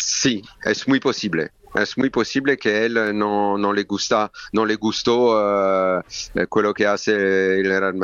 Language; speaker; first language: Spanish; non-native, learner; French